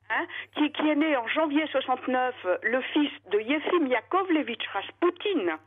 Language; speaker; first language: French; native; French